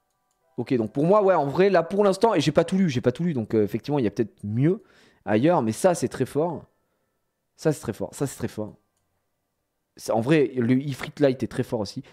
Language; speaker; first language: French; native; French